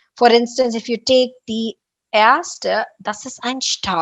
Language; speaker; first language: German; non-native, fluent; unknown